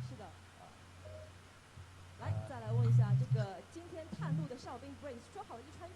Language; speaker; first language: Chinese; native; Chinese